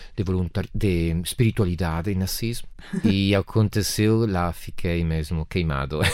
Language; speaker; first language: Portuguese; non-native, fluent; Italian